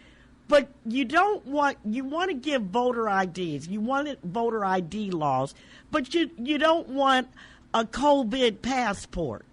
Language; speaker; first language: English; native; English